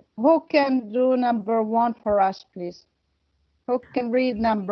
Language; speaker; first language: English; non-native, fluent; Arabic